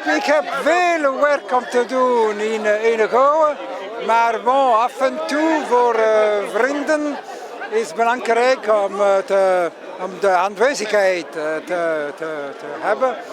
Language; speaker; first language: Dutch; non-native, local second language; French